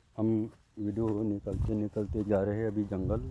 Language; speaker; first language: Hindi; non-native, local second language; Marathi